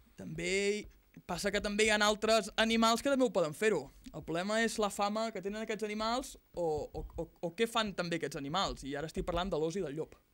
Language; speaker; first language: Catalan; native; Catalan